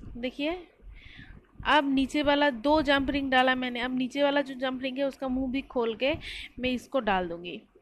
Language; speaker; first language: Hindi; non-native, local second language; Bangla